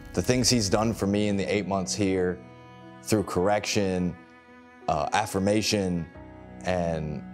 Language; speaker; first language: English; native; English